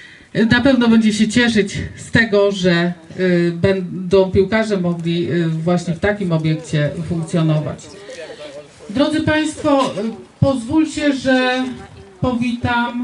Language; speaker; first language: Polish; native; Polish